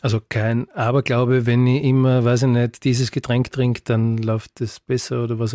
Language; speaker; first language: German; native; German